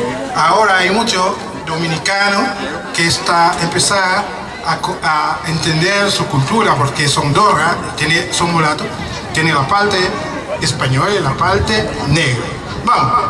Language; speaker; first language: Spanish; non-native, learner; French